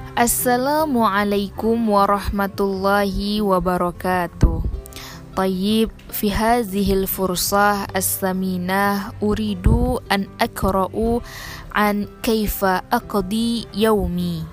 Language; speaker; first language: Arabic; non-native, learner; Indonesian